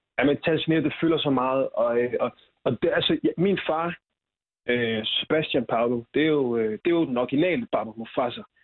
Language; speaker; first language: Danish; early bilingual, other home language; Swahili